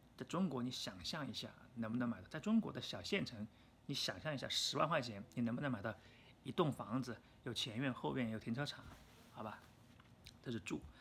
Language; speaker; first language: Chinese; native; Chinese